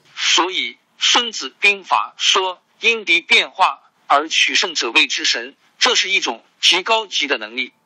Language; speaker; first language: Chinese; non-native, local second language; Hakka Chinese